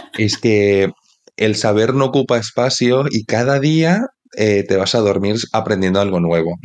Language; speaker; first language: Spanish; native; Spanish